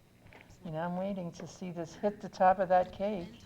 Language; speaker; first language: English; native; English